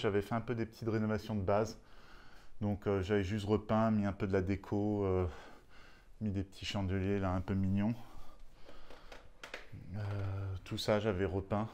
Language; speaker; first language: French; native; French